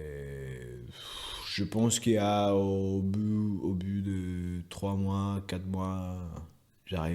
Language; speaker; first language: French; non-native, fluent; Spanish